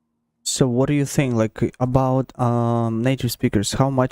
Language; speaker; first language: English; non-native, fluent; Russian